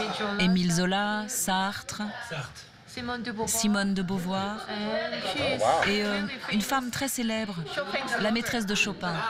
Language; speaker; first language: French; non-native, learner; Korean